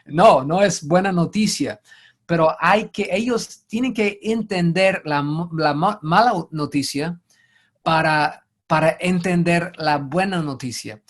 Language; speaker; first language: Spanish; non-native, fluent; English